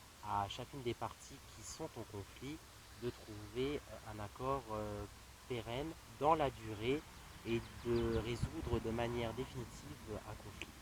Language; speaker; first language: French; native; French